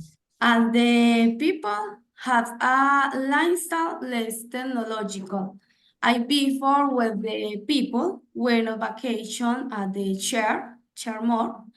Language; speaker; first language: English; non-native, learner; Spanish